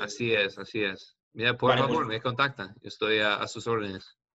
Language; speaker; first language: Spanish; non-native, learner; English